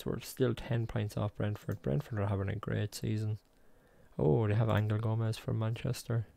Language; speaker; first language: English; native; English